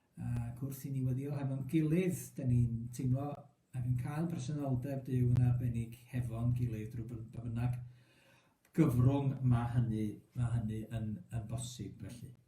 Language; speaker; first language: Welsh; native; Welsh